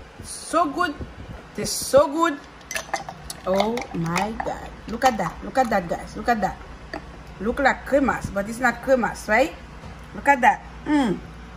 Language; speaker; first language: English; non-native, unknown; Haitian Creole